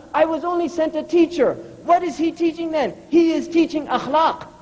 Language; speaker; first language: English; native; English